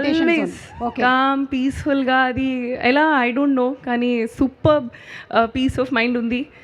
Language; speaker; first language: Telugu; non-native, learner; Hindi